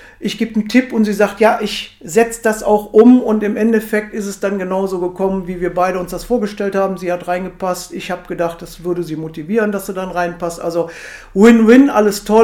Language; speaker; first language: German; native; German